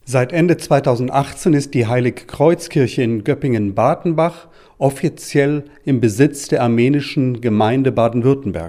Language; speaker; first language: German; native; German